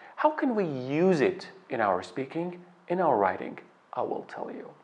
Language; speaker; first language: English; non-native, fluent; Persian